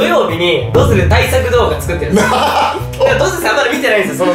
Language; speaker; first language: Japanese; native; Japanese